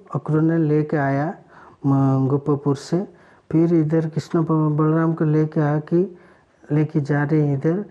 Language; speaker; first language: Hindi; non-native, local second language; Odia